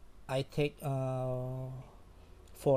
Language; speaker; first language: English; non-native, learner; Indonesian